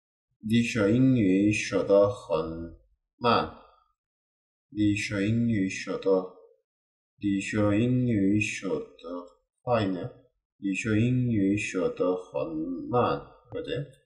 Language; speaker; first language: Chinese; non-native, learner; Korean